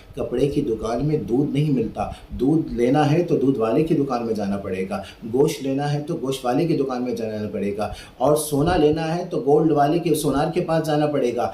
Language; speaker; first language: Urdu; non-native, local second language; Sindhi